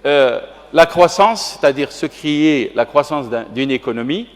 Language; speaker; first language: French; non-native, local second language; Arabic